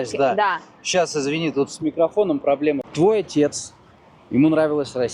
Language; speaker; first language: Russian; native; Russian